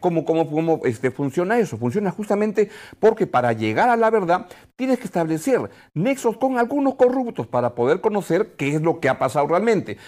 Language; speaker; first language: Spanish; native; Spanish